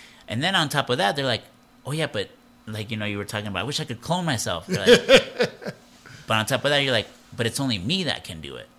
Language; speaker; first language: English; early bilingual, other home language; Spanish